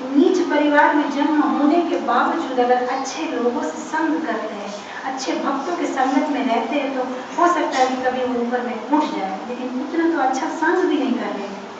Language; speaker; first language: Hindi; non-native, local second language; Telugu